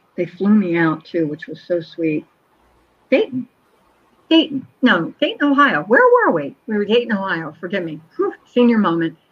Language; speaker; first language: English; native; English